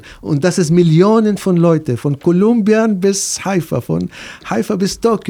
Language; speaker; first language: German; non-native, fluent; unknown